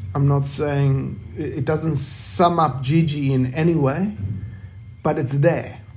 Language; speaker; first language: English; native; English